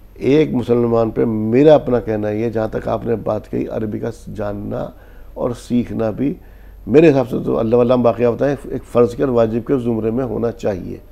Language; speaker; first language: Urdu; native; Urdu